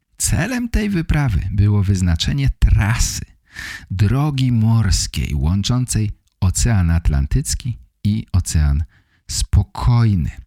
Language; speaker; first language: Polish; native; Polish